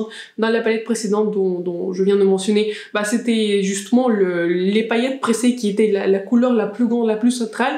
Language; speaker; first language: French; native; French